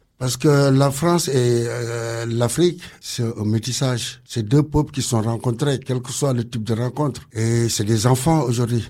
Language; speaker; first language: French; non-native, local second language; Wolof